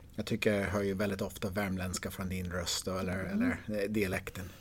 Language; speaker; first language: Swedish; non-native, fluent; English